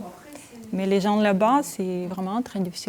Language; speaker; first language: French; non-native, learner; Russian